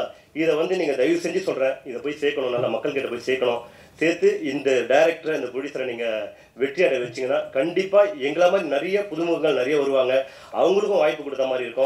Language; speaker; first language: Tamil; native; Tamil